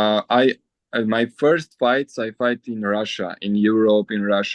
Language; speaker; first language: English; non-native, learner; Armenian